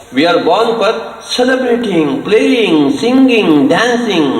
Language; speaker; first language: English; non-native, local second language; Telugu